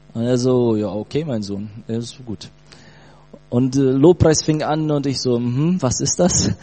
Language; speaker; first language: German; early bilingual, other home language; Portuguese